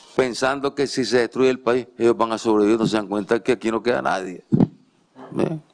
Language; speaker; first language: Spanish; native; Spanish